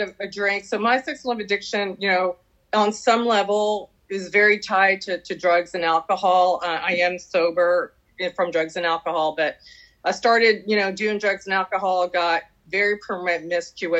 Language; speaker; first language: English; early bilingual, other home language; French